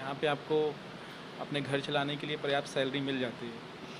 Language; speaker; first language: Hindi; native; Hindi